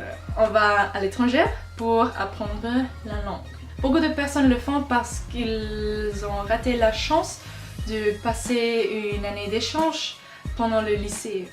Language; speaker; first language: French; non-native, local second language; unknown